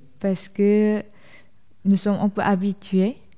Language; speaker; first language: French; non-native, fluent; Korean